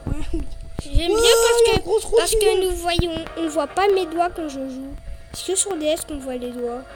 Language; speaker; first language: French; native; French